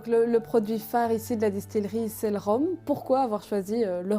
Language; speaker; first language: French; native; French